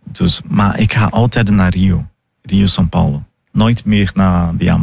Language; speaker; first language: Dutch; early bilingual, heritage; Portuguese